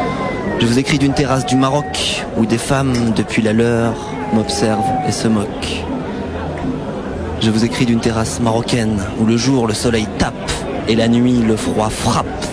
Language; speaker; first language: French; native; French